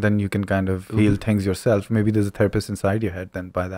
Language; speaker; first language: English; non-native, local second language; Urdu